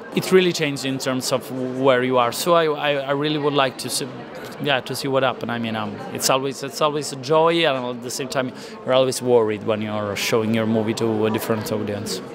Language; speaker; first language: English; non-native, fluent; Italian